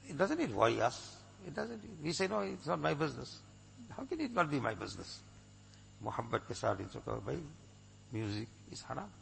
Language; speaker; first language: English; native; English